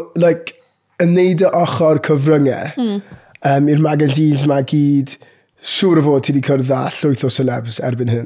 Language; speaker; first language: Welsh; non-native, local second language; English